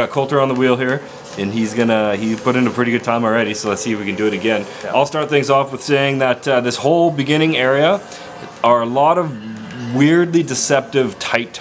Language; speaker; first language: English; native; English